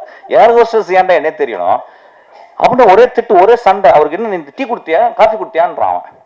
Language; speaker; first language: Tamil; native; Tamil